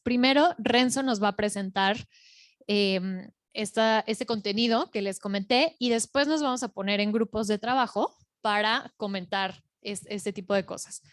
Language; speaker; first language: Spanish; native; Spanish